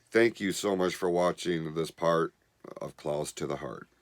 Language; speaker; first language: English; native; English